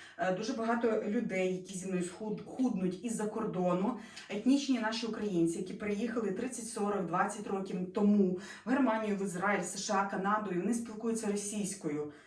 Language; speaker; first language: Ukrainian; non-native, local second language; Russian